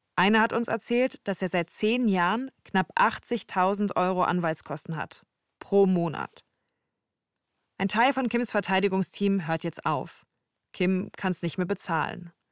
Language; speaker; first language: German; native; German